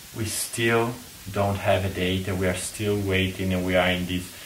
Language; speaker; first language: English; non-native, fluent; Italian